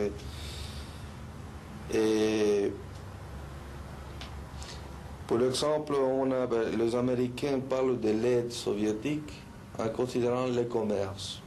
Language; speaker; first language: French; non-native, local second language; Spanish